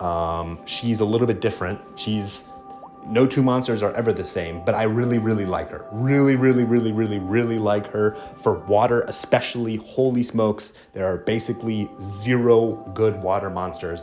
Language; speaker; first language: English; native; English